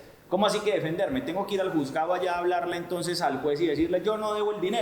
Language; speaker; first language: Spanish; native; Spanish